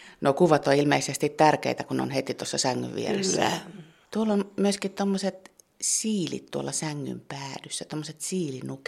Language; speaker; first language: Finnish; native; Finnish